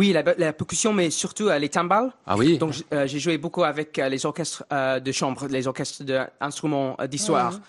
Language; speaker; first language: French; non-native, fluent; English